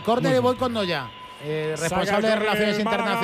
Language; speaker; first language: Spanish; native; Spanish